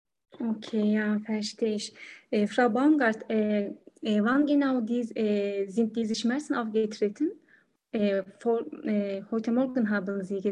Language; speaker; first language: German; non-native, learner; Turkish